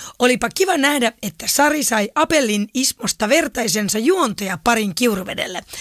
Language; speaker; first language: Finnish; native; Finnish